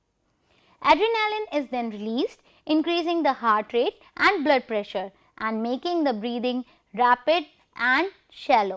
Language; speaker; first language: English; non-native, local second language; Hindi